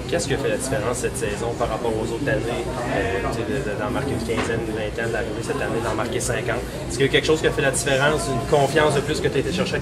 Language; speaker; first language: French; native; French